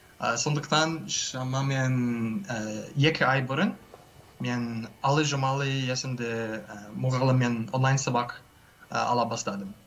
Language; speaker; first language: Kazakh; non-native, learner; English